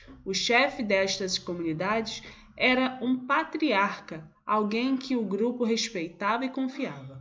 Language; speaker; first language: Portuguese; native; Portuguese